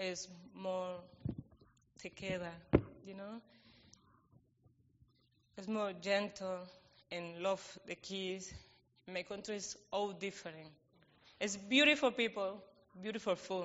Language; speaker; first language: English; non-native, learner; Spanish